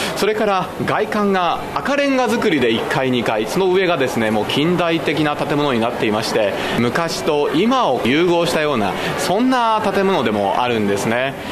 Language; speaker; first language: Japanese; native; Japanese